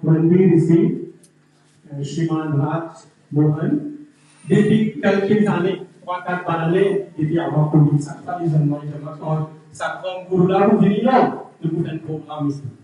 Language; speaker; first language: French; non-native, local second language; Morisyen